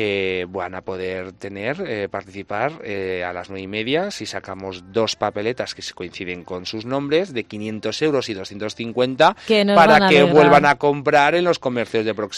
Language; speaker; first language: Spanish; native; Spanish